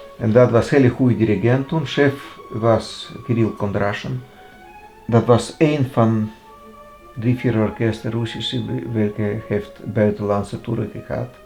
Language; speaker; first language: Dutch; non-native, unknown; Russian